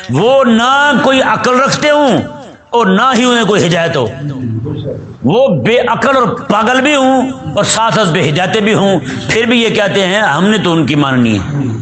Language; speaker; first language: Urdu; non-native, local second language; Punjabi